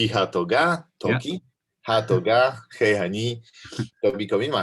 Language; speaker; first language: Japanese; non-native, learner; Polish